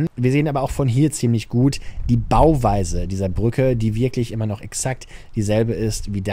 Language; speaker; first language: German; native; German